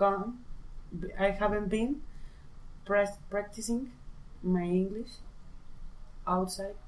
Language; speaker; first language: English; non-native, learner; Spanish